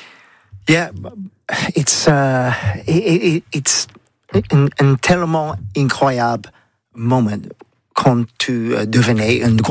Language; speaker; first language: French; non-native, learner; English